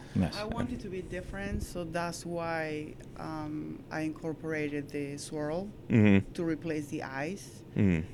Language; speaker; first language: English; non-native, fluent; Spanish